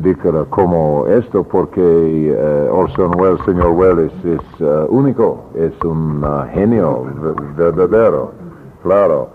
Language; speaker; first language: Spanish; non-native, learner; English